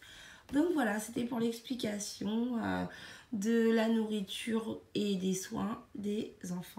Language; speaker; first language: French; native; French